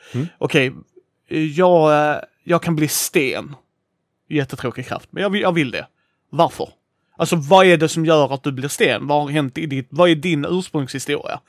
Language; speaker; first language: Swedish; native; Swedish